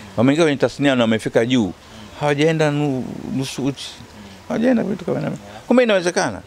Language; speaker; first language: Swahili; native; Swahili